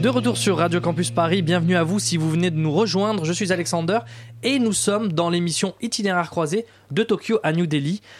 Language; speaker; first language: French; native; French